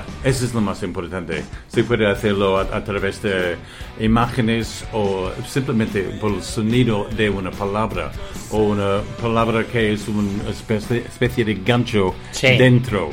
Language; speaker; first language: Spanish; non-native, fluent; English